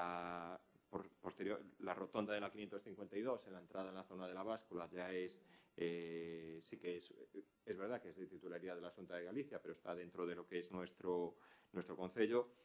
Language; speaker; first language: Spanish; native; Spanish